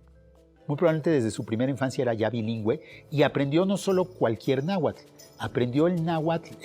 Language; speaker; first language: Spanish; native; Spanish